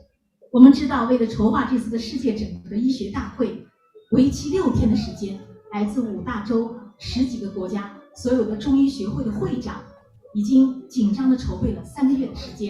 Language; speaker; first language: Chinese; native; Chinese